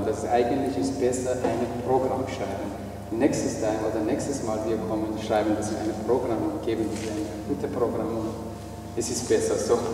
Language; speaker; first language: German; non-native, learner; Persian